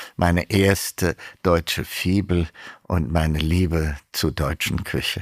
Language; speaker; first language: German; non-native, fluent; Amharic